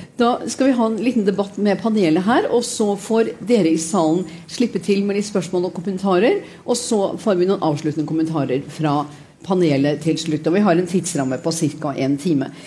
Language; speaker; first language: Norwegian; native; Norwegian